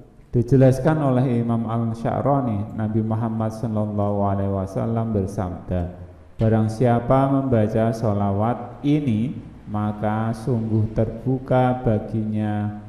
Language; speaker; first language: Indonesian; native; Indonesian